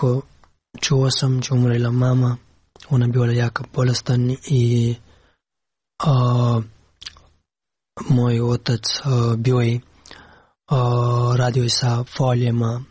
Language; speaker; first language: Serbian; non-native, learner; Pashto